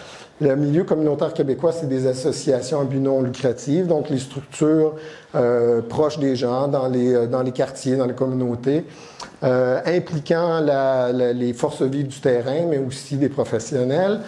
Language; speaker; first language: French; native; French